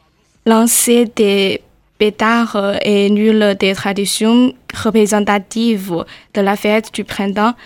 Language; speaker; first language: French; non-native, learner; Chinese